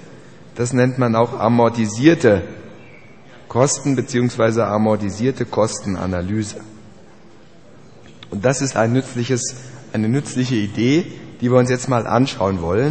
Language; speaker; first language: German; native; German